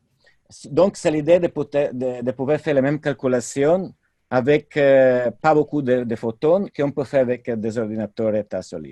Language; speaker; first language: French; non-native, fluent; Italian